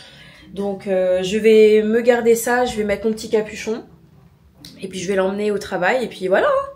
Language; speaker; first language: French; native; French